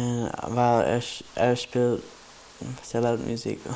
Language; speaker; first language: German; non-native, learner; English